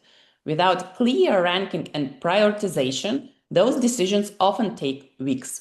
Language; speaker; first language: English; non-native, fluent; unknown